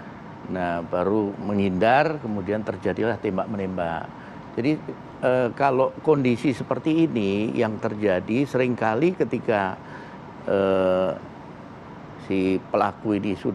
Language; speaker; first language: Indonesian; native; Indonesian